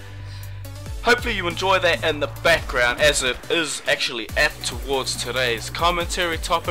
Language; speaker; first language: English; native; English